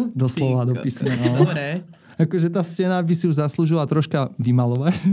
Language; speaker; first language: Slovak; native; Slovak